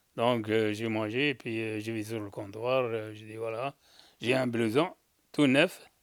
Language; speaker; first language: French; non-native, local second language; Arabic